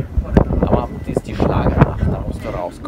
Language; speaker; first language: German; non-native, fluent; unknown